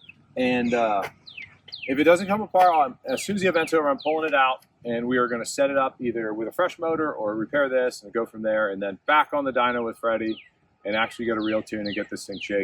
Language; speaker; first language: English; native; English